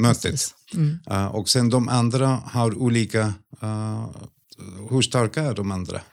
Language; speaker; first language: Swedish; non-native, fluent; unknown